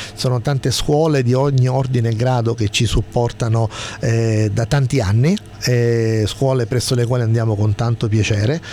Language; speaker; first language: Italian; native; Italian